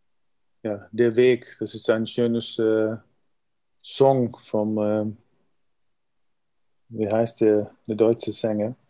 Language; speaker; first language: German; non-native, learner; Dutch